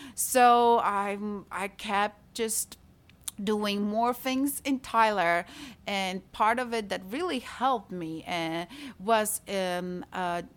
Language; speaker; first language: English; non-native, fluent; Latvian